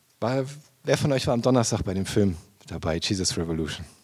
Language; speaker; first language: German; native; German